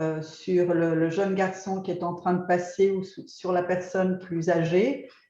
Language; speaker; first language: French; native; French